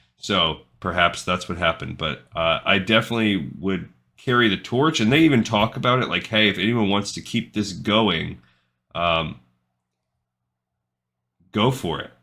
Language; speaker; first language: English; native; English